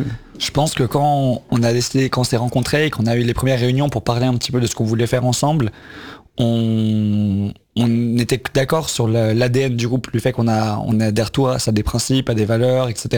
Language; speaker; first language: French; native; French